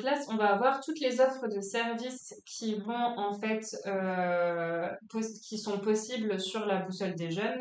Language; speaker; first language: French; native; French